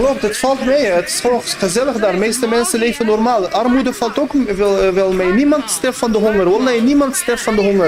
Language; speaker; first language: Dutch; early bilingual, other home language; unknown